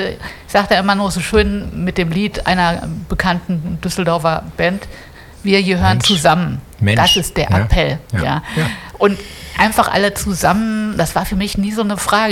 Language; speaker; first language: German; native; German